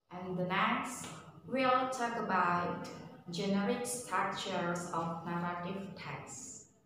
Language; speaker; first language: English; non-native, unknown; Indonesian